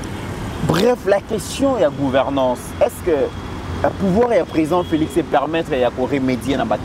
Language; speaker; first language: French; non-native, local second language; Lingala